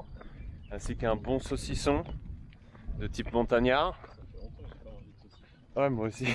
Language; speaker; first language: French; native; French